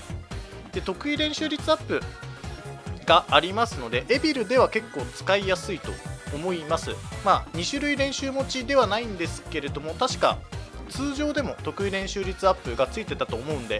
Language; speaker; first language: Japanese; native; Japanese